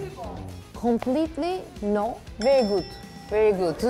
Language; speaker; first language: English; non-native, fluent; Turkish